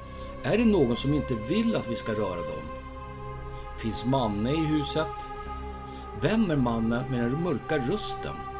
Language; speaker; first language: Swedish; native; Swedish